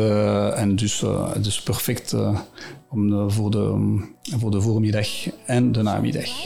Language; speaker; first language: Dutch; non-native, local second language; French